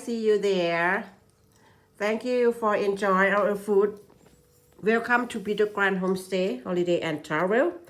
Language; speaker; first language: English; non-native, learner; Thai